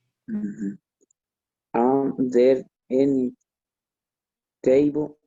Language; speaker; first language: English; non-native, learner; Spanish